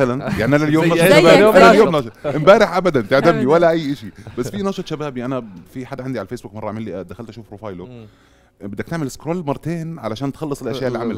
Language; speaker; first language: Arabic; native; Arabic